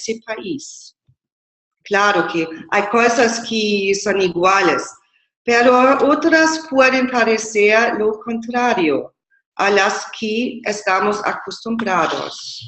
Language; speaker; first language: Spanish; non-native, fluent; German